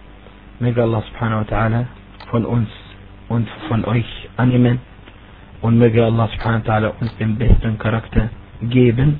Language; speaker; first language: German; non-native, fluent; Arabic